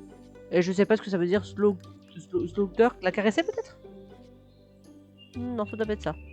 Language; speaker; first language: French; native; French